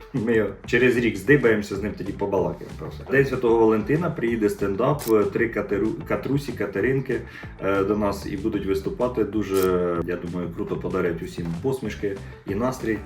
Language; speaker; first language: Ukrainian; native; Ukrainian